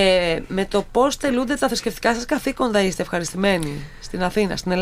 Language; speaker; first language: Greek; native; Greek